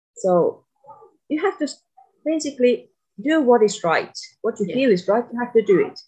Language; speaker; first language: English; non-native, fluent; Finnish